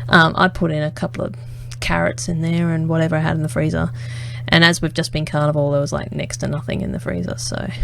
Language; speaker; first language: English; native; English